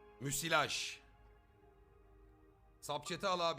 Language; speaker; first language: Turkish; native; Turkish